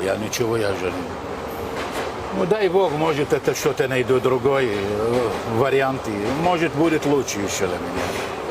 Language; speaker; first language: Russian; non-native, learner; Arabic